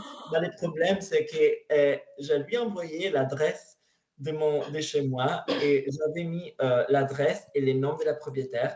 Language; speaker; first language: French; non-native, learner; Italian